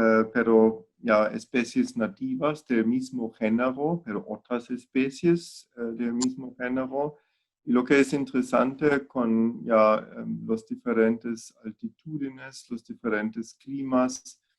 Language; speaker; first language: Spanish; non-native, fluent; German